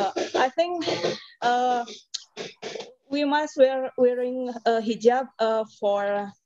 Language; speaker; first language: English; non-native, learner; Indonesian